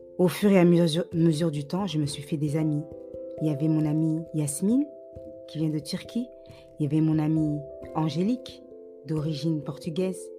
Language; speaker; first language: French; native; French